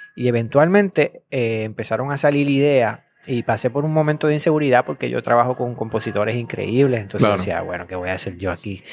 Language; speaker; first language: Spanish; native; Spanish